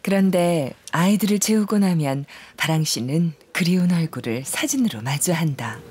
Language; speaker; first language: Korean; native; Korean